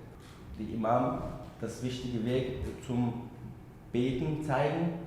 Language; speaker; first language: German; non-native, learner; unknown